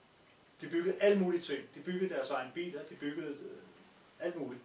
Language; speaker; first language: Danish; native; Danish